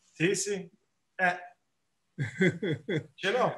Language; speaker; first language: Italian; early bilingual, heritage; English